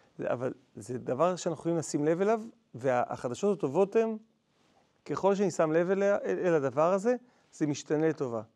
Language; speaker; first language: Hebrew; native; Hebrew